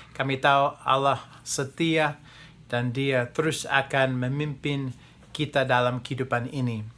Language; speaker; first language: Indonesian; non-native, fluent; English